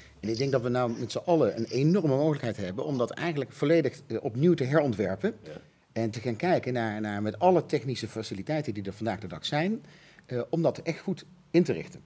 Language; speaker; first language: Dutch; native; Dutch